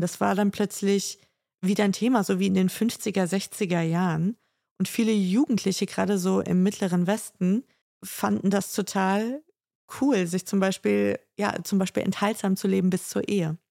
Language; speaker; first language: German; native; German